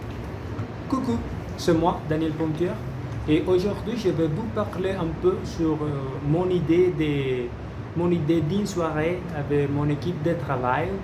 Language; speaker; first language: French; non-native, learner; Spanish